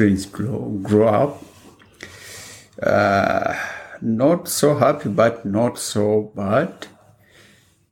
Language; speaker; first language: English; non-native, local second language; Ganda